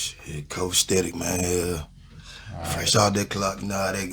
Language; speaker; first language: English; native; English